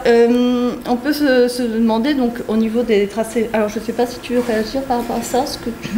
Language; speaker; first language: French; native; French